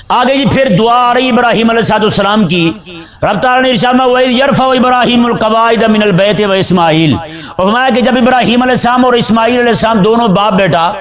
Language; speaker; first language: Urdu; non-native, local second language; Punjabi